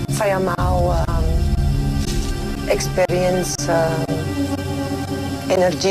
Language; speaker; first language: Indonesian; non-native, learner; English